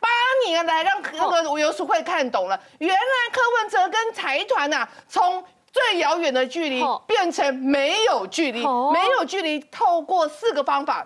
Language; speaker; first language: Chinese; native; Chinese